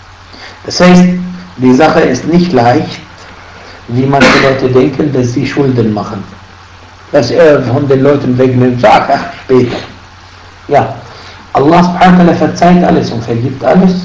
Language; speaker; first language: German; non-native, fluent; Arabic